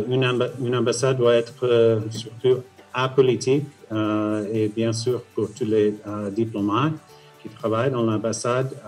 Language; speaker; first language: French; non-native, fluent; English